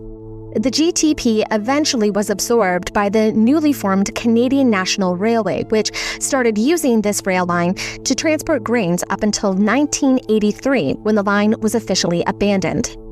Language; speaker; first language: English; native; English